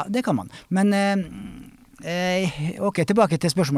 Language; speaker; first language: Norwegian; native; Norwegian